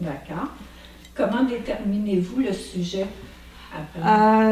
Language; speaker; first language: French; native; French